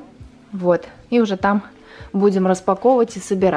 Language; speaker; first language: Russian; native; Russian